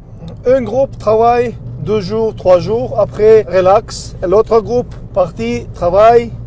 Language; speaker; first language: French; non-native, learner; Chechen